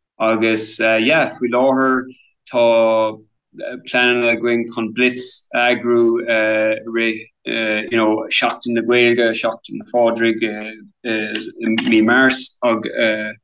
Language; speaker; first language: Irish; non-native, local second language; English